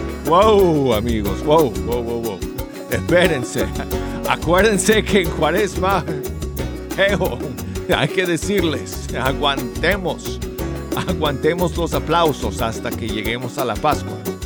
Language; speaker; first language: Spanish; native; Spanish